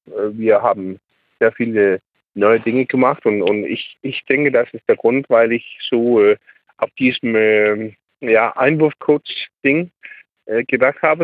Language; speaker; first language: German; non-native, learner; Danish